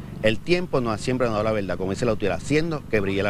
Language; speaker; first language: Spanish; native; Spanish